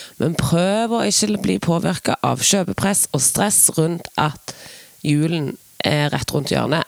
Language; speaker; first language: Norwegian; native; Norwegian